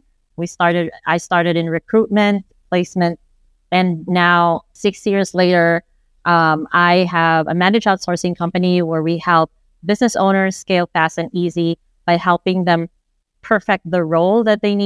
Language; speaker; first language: English; non-native, local second language; Filipino